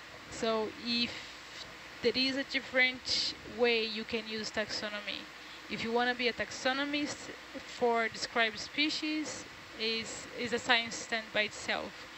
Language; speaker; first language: English; non-native, fluent; Portuguese